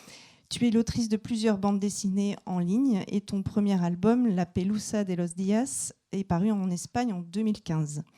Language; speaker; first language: French; native; French